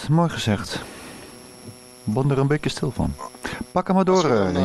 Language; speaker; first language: Dutch; native; Dutch